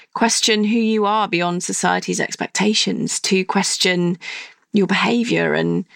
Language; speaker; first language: English; native; English